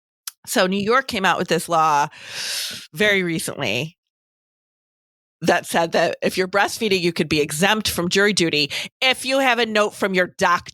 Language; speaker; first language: English; native; English